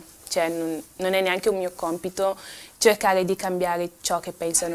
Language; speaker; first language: Italian; early bilingual, other home language; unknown